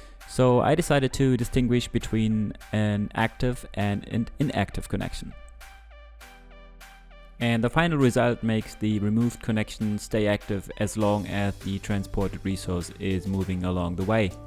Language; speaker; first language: English; non-native, fluent; German